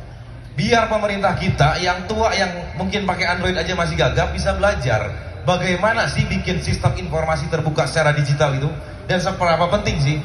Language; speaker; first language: Indonesian; native; Indonesian